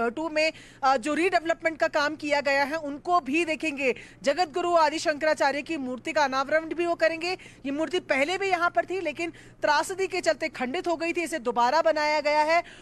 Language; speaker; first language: Hindi; native; Hindi